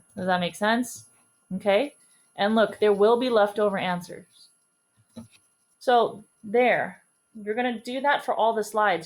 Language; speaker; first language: English; native; English